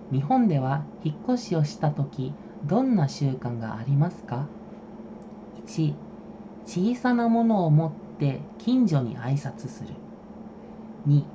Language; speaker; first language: Japanese; non-native, fluent; Indonesian